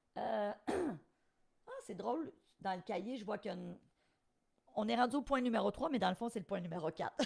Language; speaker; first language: French; native; French